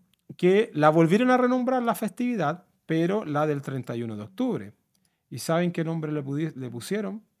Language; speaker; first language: Spanish; native; Spanish